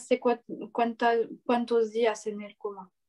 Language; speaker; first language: Spanish; non-native, learner; French